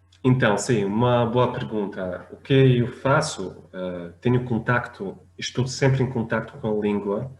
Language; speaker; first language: Portuguese; non-native, fluent; French